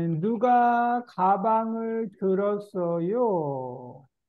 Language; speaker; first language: Korean; native; Korean